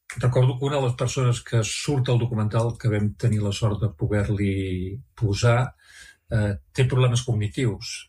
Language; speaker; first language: Catalan; native; Catalan